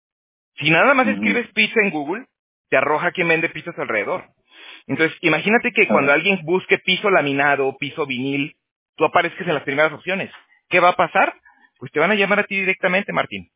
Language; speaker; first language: Spanish; native; Spanish